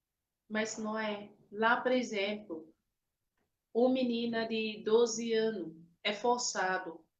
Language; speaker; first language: Portuguese; non-native, fluent; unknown